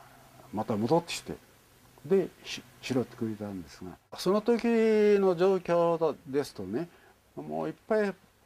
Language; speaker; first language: Japanese; native; Japanese